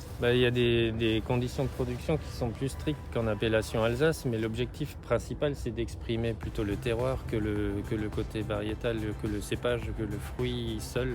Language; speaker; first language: French; native; French